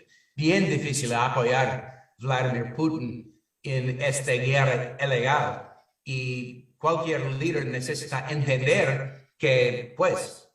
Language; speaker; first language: Spanish; non-native, fluent; English